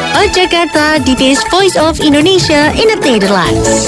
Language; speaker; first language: Dutch; non-native, fluent; Indonesian